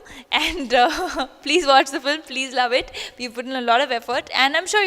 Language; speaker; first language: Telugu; non-native, learner; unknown